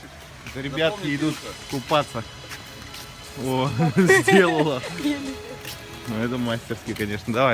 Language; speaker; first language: Russian; native; Russian